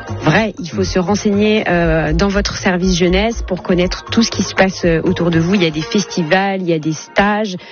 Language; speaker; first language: French; native; French